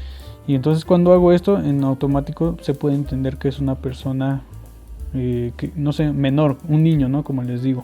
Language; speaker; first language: Spanish; native; Spanish